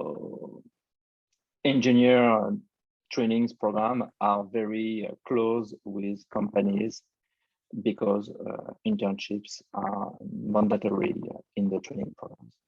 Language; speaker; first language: English; non-native, fluent; French